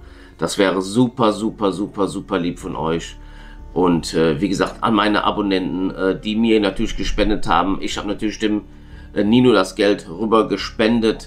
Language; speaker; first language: German; native; German